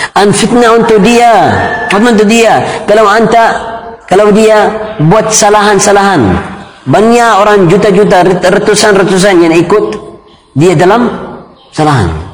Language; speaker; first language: Malay; non-native, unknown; Arabic